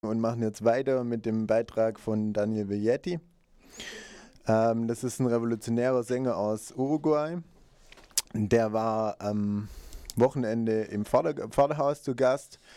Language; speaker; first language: German; native; German